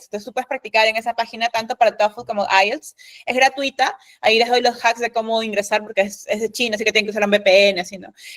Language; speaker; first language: Spanish; native; Spanish